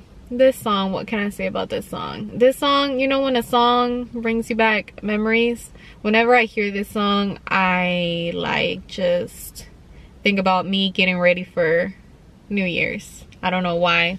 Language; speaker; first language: English; early bilingual, other home language; Spanish